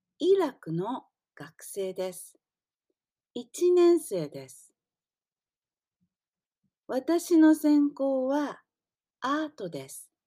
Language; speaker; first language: Japanese; non-native, learner; English